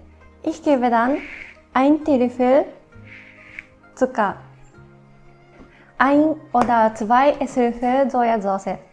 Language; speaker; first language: German; non-native, fluent; Japanese